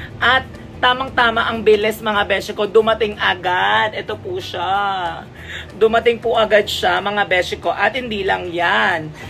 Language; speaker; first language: Filipino; native; Filipino